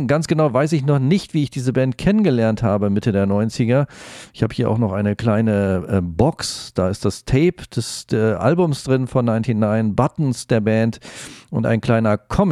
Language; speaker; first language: German; native; German